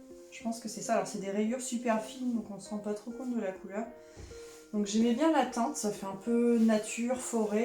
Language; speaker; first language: French; native; French